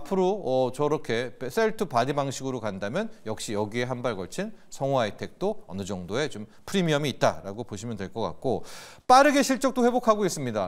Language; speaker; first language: Korean; native; Korean